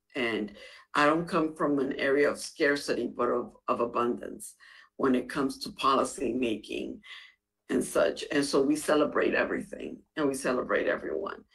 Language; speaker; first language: English; native; English